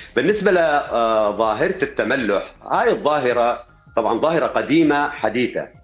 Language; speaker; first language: Arabic; native; Arabic